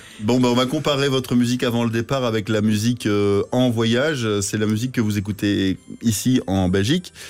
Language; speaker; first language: French; native; French